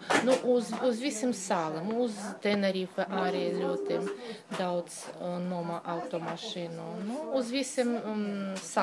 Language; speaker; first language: Latvian; non-native, local second language; Russian